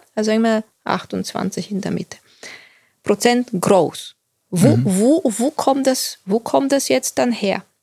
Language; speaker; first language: German; non-native, fluent; Bulgarian